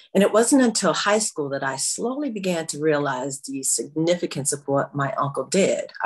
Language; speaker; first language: English; native; English